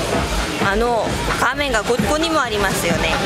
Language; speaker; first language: Japanese; non-native, learner; Korean